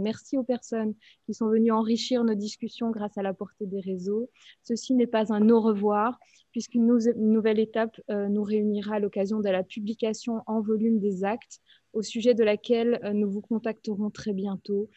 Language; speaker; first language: French; native; French